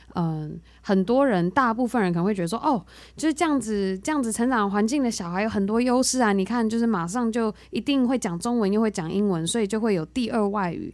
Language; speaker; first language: Chinese; native; Chinese